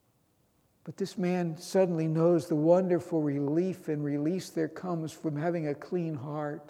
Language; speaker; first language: English; native; English